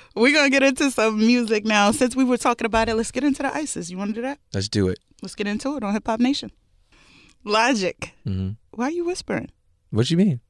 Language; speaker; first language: English; native; English